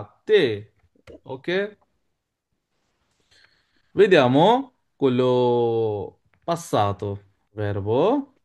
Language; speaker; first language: Italian; non-native, fluent; Bangla